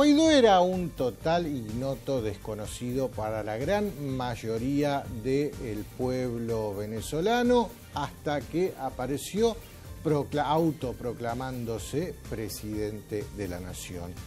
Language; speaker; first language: Spanish; native; Spanish